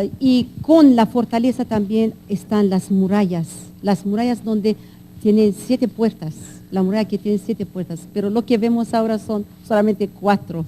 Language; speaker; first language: Spanish; non-native, fluent; Armenian